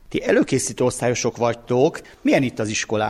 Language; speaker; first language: Hungarian; native; Hungarian